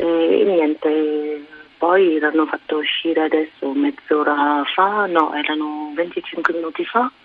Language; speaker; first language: Italian; non-native, fluent; Arabic